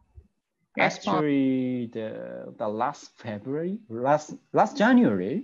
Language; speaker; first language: English; non-native, learner; Japanese